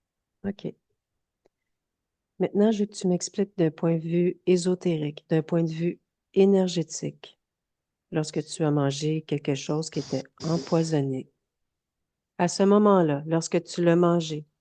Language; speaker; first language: French; native; French